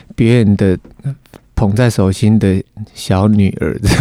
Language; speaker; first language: Chinese; non-native, local second language; Min Nan Chinese